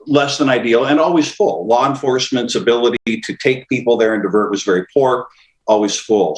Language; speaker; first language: English; native; English